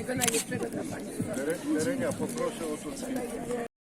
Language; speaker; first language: Polish; native; Polish